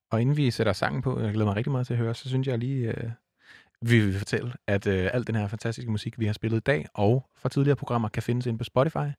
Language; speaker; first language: Danish; native; Danish